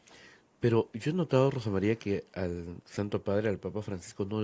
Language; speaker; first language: Spanish; native; Spanish